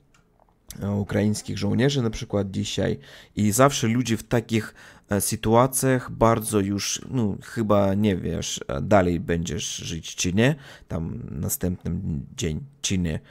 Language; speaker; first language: Polish; non-native, learner; Russian